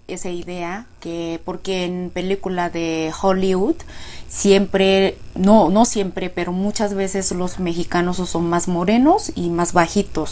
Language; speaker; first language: Spanish; non-native, fluent; Korean